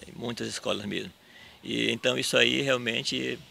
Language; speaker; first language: Portuguese; native; Portuguese